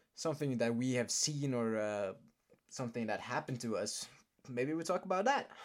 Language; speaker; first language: English; non-native, fluent; Norwegian